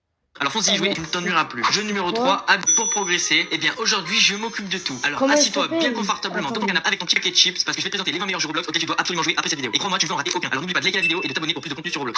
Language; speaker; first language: French; native; French